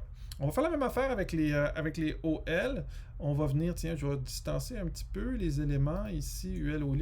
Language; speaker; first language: French; native; French